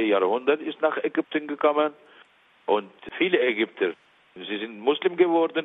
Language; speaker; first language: German; non-native, learner; Arabic